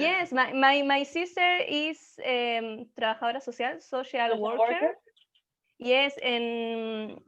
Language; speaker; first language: English; non-native, learner; Spanish